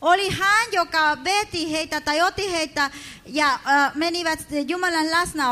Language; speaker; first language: Finnish; non-native, fluent; Spanish